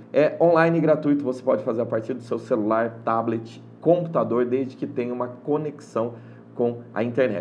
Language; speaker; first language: Portuguese; native; Portuguese